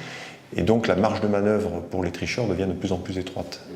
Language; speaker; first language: French; native; French